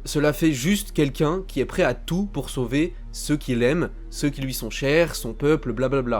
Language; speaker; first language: French; native; French